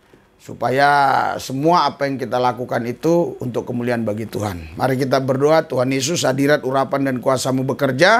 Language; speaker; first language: Indonesian; native; Indonesian